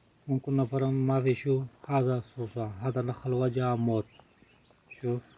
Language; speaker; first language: Arabic; non-native, learner; Urdu